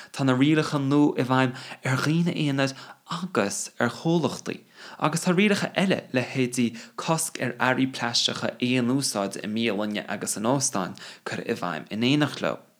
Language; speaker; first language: Irish; non-native, fluent; English